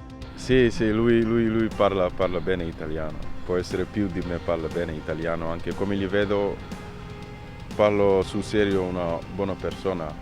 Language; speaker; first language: Italian; non-native, fluent; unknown